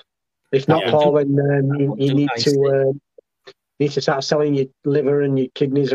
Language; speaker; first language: English; native; English